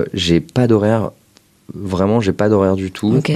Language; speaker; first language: French; native; French